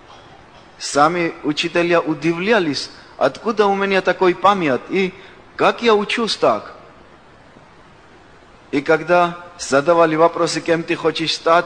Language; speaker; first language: Russian; non-native, local second language; Georgian